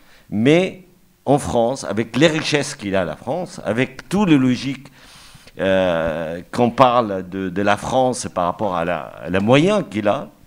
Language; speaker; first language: French; non-native, fluent; Arabic